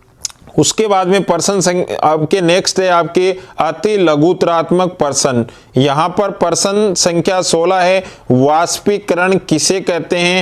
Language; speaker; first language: Hindi; native; Hindi